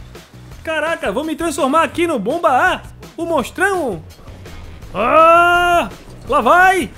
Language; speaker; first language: Portuguese; native; Portuguese